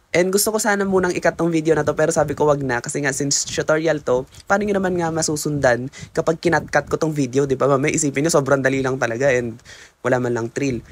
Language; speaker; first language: Filipino; native; Filipino